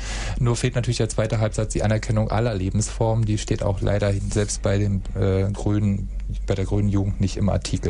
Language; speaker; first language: German; native; German